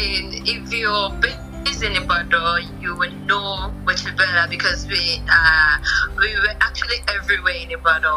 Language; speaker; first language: English; non-native, local second language; Yoruba